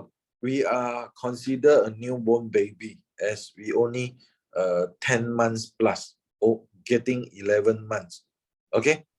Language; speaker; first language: English; non-native, fluent; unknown